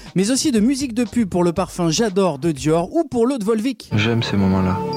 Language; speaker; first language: French; native; French